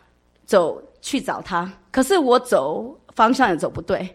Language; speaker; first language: Chinese; early bilingual, heritage; English